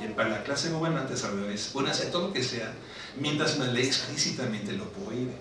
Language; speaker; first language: Spanish; non-native, fluent; German